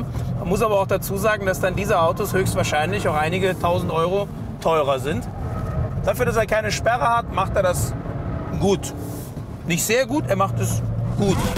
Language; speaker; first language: German; native; German